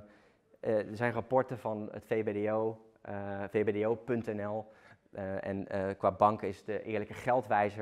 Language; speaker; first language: Dutch; native; Dutch